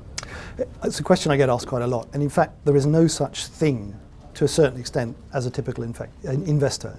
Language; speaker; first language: English; native; English